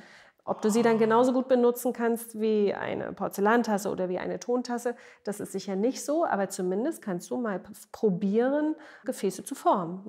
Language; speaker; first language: German; native; German